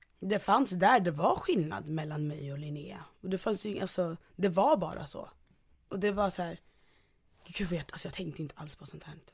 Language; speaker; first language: Swedish; early bilingual, other home language; Ganda